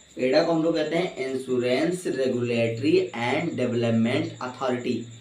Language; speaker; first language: Hindi; native; Hindi